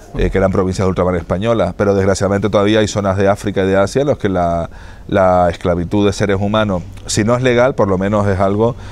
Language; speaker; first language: Spanish; native; Spanish